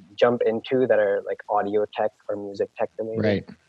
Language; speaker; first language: English; non-native, local second language; Hindi